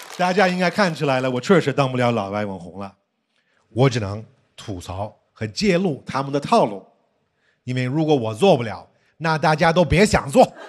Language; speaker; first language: Chinese; early bilingual, heritage; Chinese